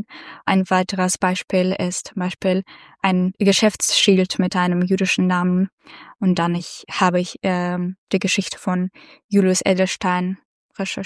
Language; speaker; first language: German; non-native, fluent; Russian